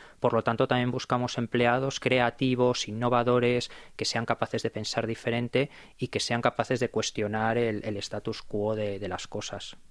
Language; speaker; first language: Spanish; native; Spanish